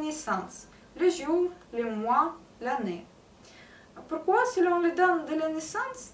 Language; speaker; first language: French; non-native, learner; Russian